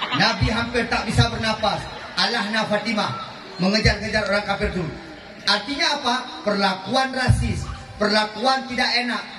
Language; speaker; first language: Malay; non-native, local second language; Achinese